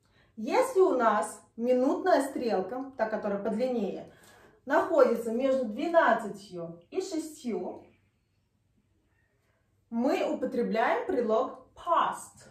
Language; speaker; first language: Russian; native; Russian